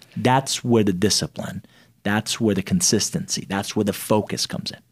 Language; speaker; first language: English; non-native, fluent; Persian